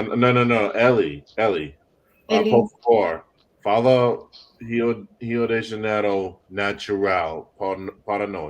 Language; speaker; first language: Portuguese; non-native, learner; English